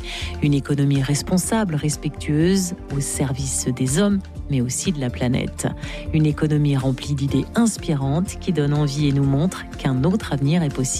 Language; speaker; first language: French; native; French